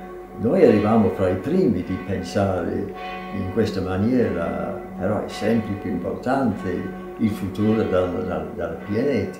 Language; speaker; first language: Italian; non-native, fluent; English